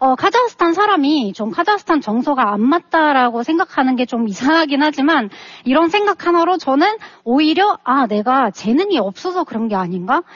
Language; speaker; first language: Korean; non-native, fluent; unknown